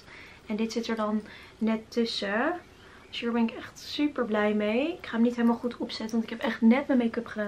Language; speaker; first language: Dutch; native; Dutch